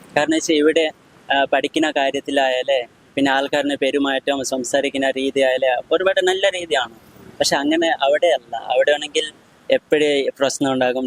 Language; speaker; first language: Malayalam; non-native, local second language; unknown